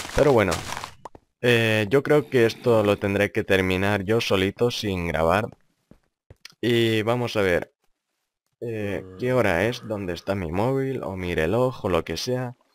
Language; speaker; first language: Spanish; non-native, fluent; Lithuanian